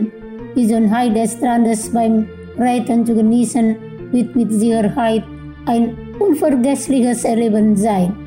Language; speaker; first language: German; non-native, fluent; Indonesian